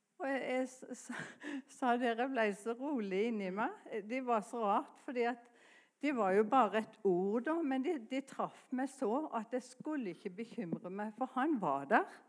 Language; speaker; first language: Norwegian; native; Norwegian